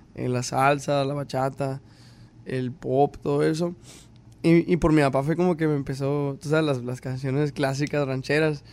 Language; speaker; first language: Spanish; native; Spanish